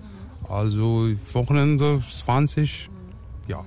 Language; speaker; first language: German; non-native, learner; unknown